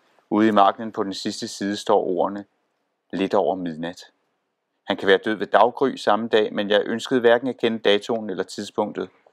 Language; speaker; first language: Danish; native; Danish